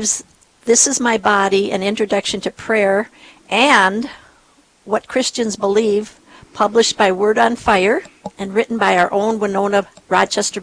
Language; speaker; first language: English; native; English